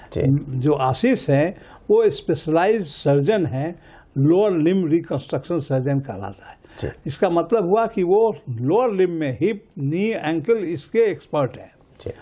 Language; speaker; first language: Hindi; native; Hindi